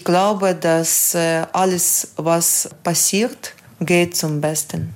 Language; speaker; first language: German; non-native, fluent; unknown